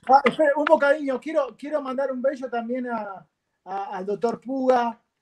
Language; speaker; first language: Portuguese; non-native, fluent; Spanish